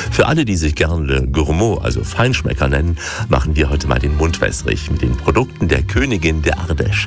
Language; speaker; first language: German; native; German